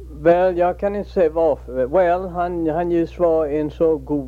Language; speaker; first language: Swedish; early bilingual, heritage; Swedish